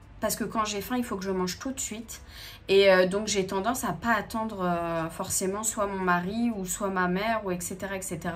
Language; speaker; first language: French; native; French